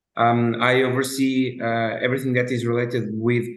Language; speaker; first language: English; non-native, fluent; Portuguese